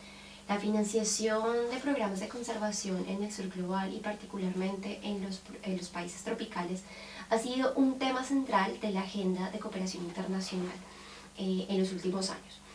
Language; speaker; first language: Spanish; native; Spanish